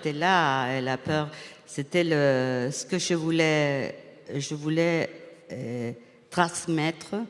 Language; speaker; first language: French; non-native, fluent; Spanish